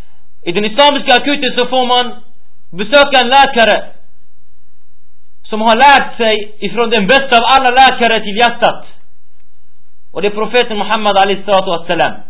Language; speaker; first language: Swedish; early bilingual, other home language; Arabic